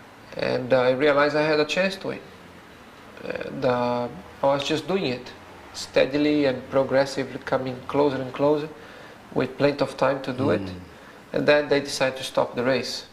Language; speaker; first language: English; non-native, fluent; Portuguese